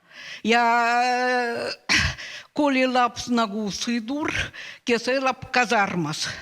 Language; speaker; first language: Estonian; non-native, learner; Russian